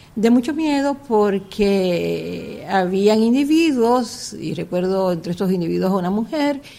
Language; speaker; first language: Spanish; native; Spanish